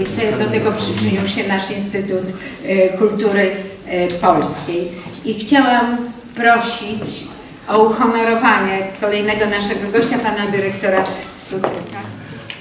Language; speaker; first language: Polish; native; Polish